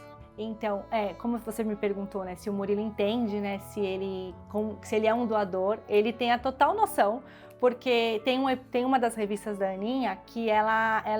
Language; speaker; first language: Portuguese; native; Portuguese